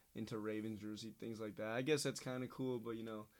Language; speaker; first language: English; native; English